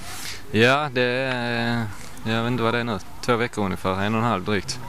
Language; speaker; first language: Swedish; native; Swedish